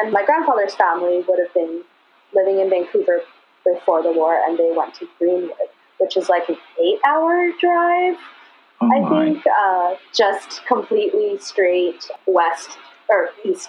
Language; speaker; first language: English; native; English